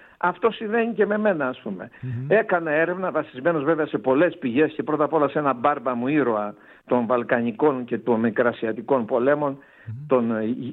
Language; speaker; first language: Greek; native; Greek